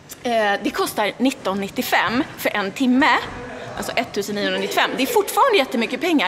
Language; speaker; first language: Swedish; native; Swedish